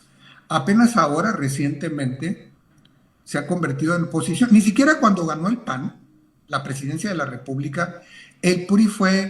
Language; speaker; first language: Spanish; native; Spanish